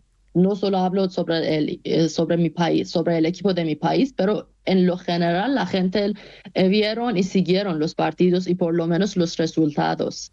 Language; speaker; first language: Spanish; non-native, fluent; Persian